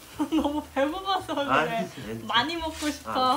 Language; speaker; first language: Korean; non-native, learner; English